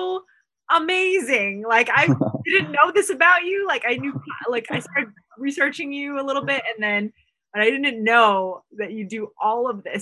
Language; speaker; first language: English; non-native, local second language; Filipino